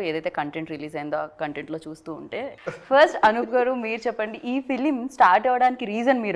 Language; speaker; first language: Telugu; native; Telugu